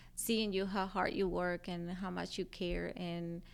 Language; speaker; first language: English; non-native, fluent; Spanish